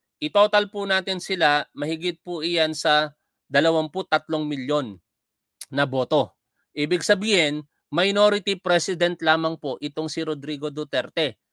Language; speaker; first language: Filipino; native; Filipino